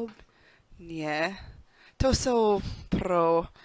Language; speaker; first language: Czech; non-native, learner; English